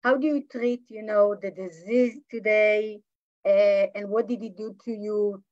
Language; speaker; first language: English; non-native, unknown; Hebrew